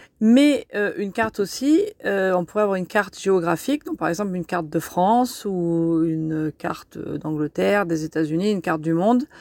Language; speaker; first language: French; native; French